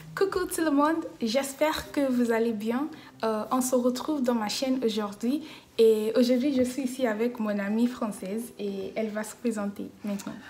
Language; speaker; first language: French; non-native, fluent; Yoruba